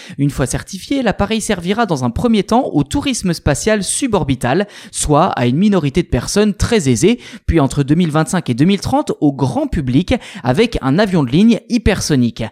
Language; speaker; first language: French; native; French